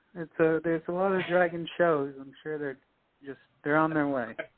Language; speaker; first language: English; native; English